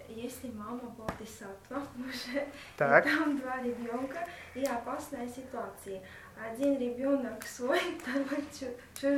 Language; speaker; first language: Russian; non-native, local second language; Latvian